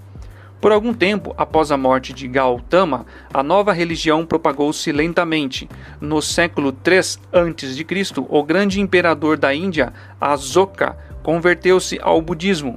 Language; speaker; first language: Portuguese; native; Portuguese